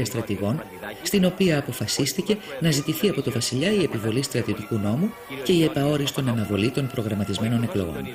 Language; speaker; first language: Greek; native; Greek